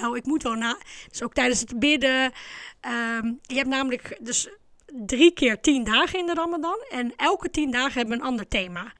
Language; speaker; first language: Dutch; early bilingual, other home language; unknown